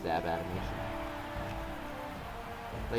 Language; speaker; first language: English; native; English